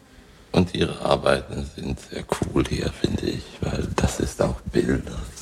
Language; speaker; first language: German; non-native, fluent; Swedish